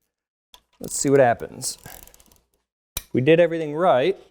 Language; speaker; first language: English; native; English